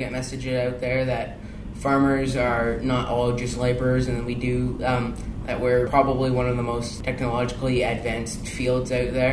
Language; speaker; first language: English; native; English